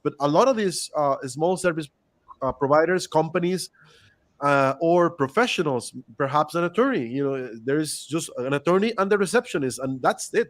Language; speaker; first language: English; non-native, fluent; Spanish